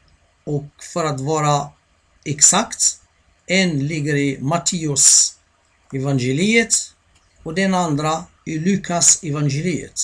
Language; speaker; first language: Swedish; non-native, fluent; Arabic